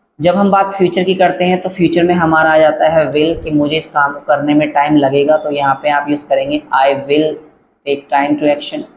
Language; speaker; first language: Hindi; native; Hindi